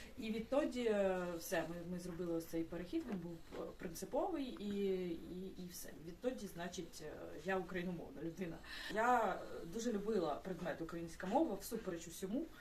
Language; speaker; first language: Ukrainian; non-native, local second language; Russian